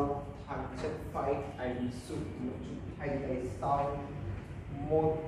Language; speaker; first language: Vietnamese; non-native, learner; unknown